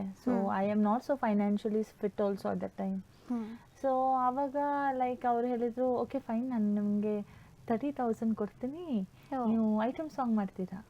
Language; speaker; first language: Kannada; non-native, learner; Hindi